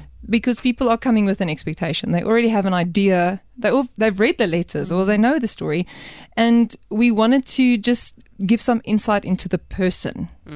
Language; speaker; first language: English; non-native, local second language; Afrikaans